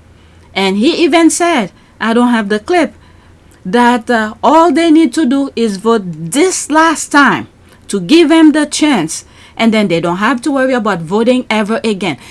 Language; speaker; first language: English; native; English